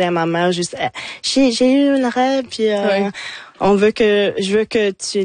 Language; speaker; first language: French; non-native, local second language; English